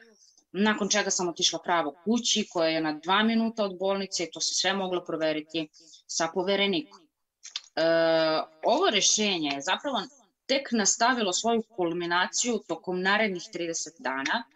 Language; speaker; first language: Serbian; native; Serbian